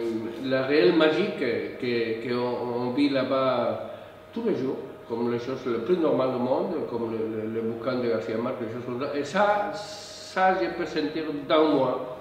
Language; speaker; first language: French; non-native, fluent; Spanish